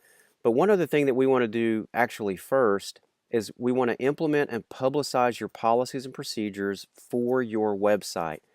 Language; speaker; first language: English; native; English